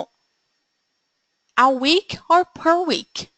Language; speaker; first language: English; non-native, fluent; Portuguese